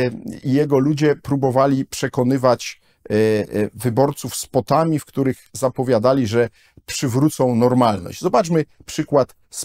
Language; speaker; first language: Polish; native; Polish